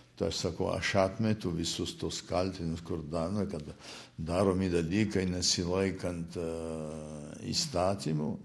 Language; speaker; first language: Lithuanian; early bilingual, heritage; Lithuanian